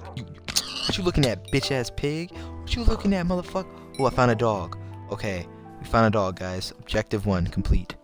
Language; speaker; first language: English; native; English